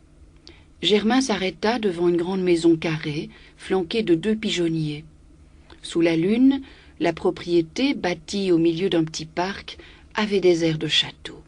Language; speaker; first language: French; native; French